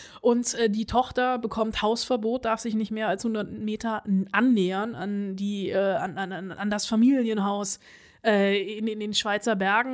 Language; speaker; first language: German; native; German